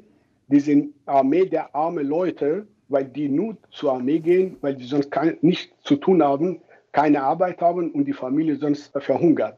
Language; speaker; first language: German; non-native, fluent; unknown